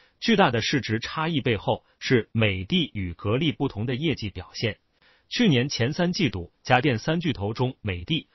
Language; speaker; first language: Chinese; native; Chinese